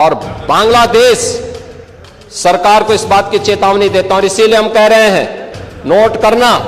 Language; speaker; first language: Hindi; native; Hindi